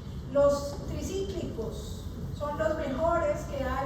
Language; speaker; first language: Spanish; native; Spanish